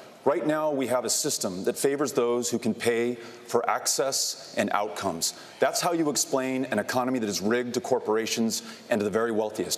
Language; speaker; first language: English; native; English